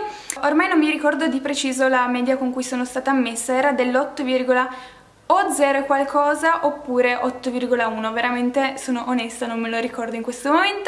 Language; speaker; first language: Italian; native; Italian